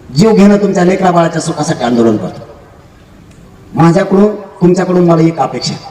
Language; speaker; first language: Marathi; native; Marathi